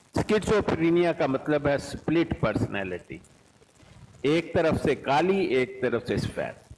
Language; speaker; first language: Urdu; non-native, local second language; Punjabi